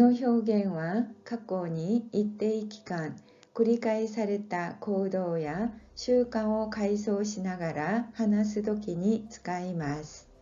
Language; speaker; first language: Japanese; non-native, fluent; Korean